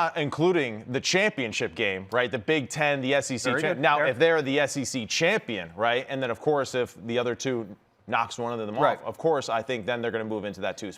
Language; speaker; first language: English; native; English